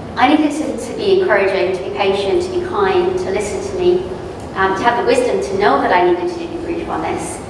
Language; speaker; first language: English; native; English